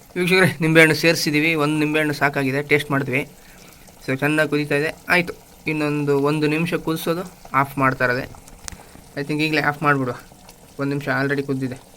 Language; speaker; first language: Kannada; non-native, local second language; Kodava